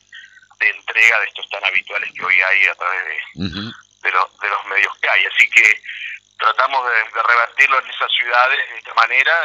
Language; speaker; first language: Spanish; native; Spanish